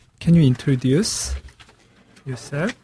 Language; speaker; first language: English; non-native, learner; Korean